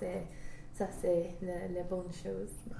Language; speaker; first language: French; non-native, learner; English